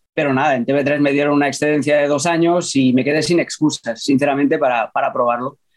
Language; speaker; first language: Spanish; native; Spanish